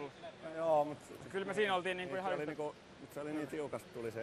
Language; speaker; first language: Finnish; native; Finnish